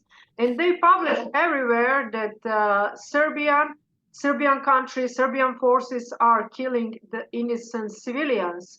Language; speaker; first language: English; non-native, fluent; Serbian